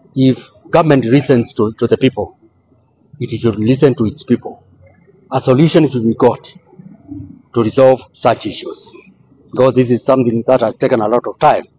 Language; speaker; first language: English; non-native, local second language; Swahili